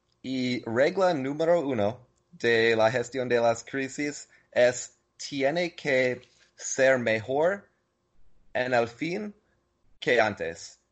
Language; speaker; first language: Spanish; non-native, learner; English